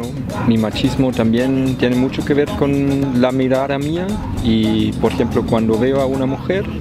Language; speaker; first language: Spanish; non-native, fluent; Portuguese